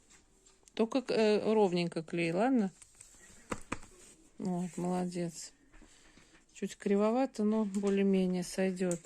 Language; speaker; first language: Russian; native; Russian